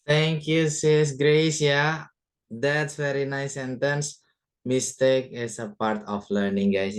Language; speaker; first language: English; non-native, fluent; Indonesian